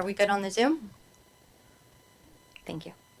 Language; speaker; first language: English; native; English